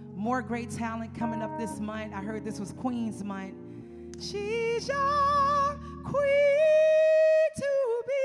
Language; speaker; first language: English; native; English